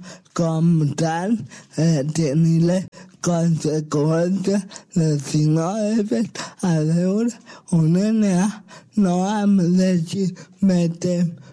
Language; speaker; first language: Catalan; non-native, local second language; Spanish